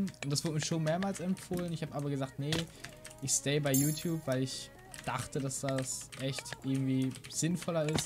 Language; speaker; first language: German; native; German